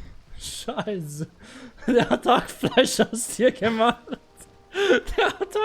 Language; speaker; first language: German; native; German